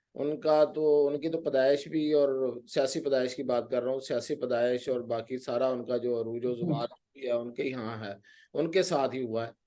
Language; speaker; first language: Urdu; non-native, local second language; Punjabi